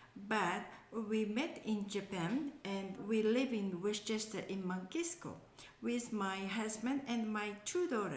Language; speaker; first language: English; non-native, learner; Japanese